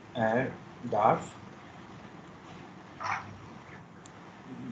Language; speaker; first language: German; non-native, learner; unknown